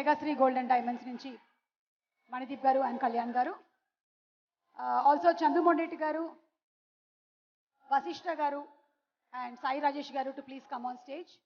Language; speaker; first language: Telugu; native; Telugu